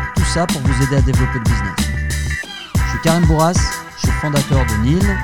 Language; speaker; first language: French; native; French